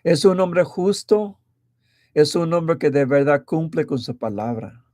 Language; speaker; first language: Spanish; early bilingual, heritage; Spanish